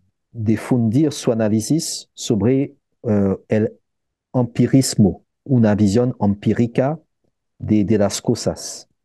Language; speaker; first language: Spanish; non-native, fluent; French